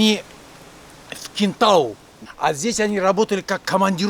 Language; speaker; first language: Russian; non-native, local second language; Kazakh